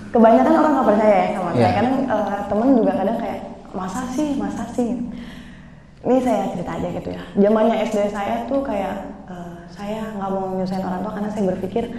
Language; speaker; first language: Indonesian; native; Indonesian